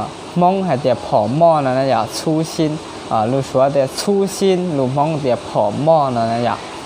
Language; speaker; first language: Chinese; non-native, learner; Hmong